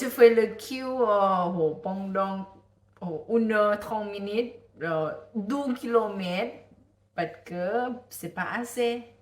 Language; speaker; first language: French; non-native, learner; Thai